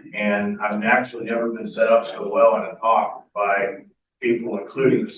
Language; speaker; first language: English; native; English